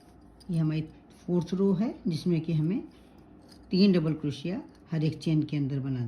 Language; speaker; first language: Hindi; native; Hindi